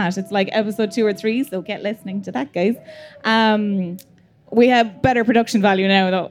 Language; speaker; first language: English; native; English